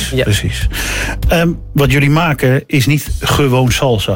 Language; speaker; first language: Dutch; native; Dutch